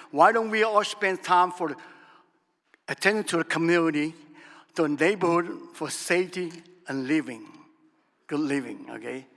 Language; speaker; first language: English; non-native, learner; Vietnamese